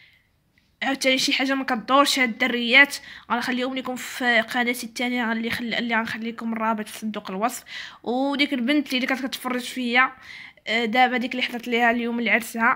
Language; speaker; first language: Arabic; native; Arabic